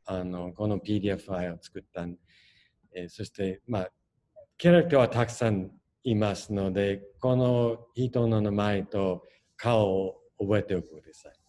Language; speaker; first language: Japanese; non-native, fluent; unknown